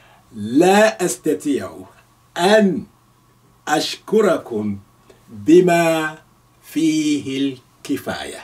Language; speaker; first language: Arabic; non-native, fluent; Yoruba